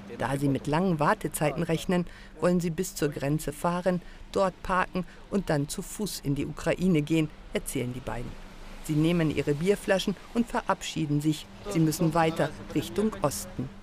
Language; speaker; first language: German; native; German